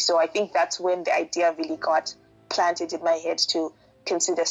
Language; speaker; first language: English; non-native, local second language; Shona